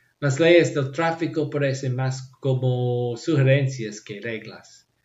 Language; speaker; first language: Spanish; non-native, learner; English